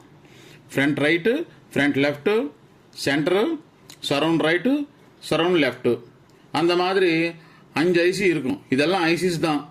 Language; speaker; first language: Tamil; non-native, local second language; Telugu